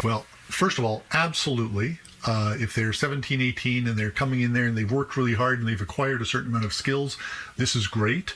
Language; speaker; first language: English; native; English